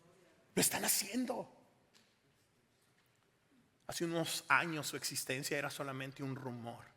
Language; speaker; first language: Spanish; native; Spanish